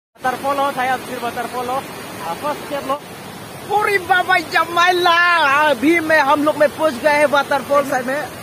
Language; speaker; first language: Hindi; non-native, local second language; Karbi